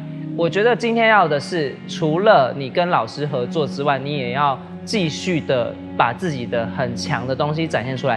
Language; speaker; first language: Chinese; native; Chinese